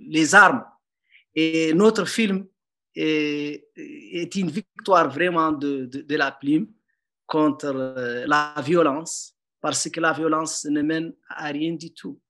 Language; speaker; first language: French; non-native, local second language; Arabic